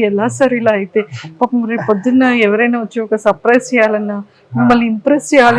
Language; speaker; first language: Telugu; native; Telugu